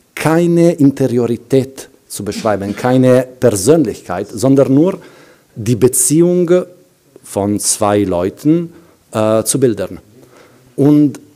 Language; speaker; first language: German; non-native, fluent; Italian